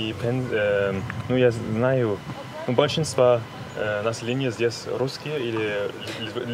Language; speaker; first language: Russian; non-native, learner; German